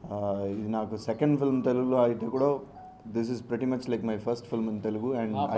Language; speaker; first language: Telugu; non-native, learner; Tamil